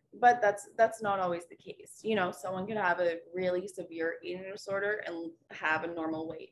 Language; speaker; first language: English; native; English